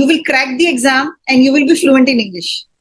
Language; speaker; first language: English; non-native, fluent; Hindi